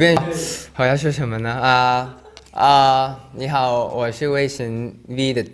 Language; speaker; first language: Chinese; non-native, learner; Thai